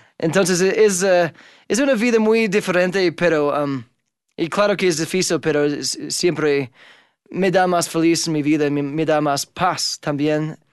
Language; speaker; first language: Spanish; non-native, fluent; English